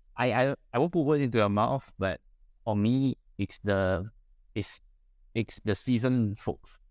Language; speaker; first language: English; non-native, local second language; Min Nan Chinese